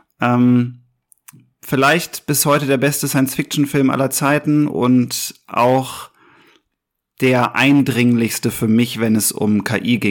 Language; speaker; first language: German; native; German